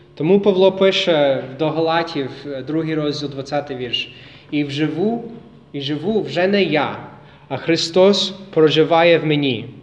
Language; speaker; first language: Ukrainian; non-native, fluent; English